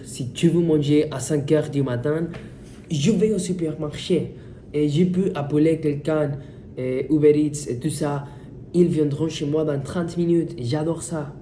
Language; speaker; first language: French; non-native, fluent; Spanish